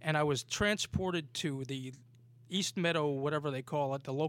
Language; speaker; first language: English; native; English